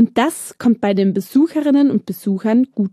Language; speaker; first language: German; native; German